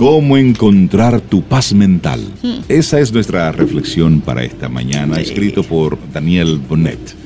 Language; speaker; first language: Spanish; native; Spanish